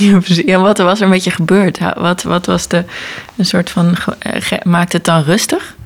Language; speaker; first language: Dutch; native; Dutch